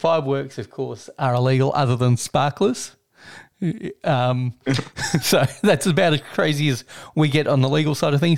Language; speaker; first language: English; native; English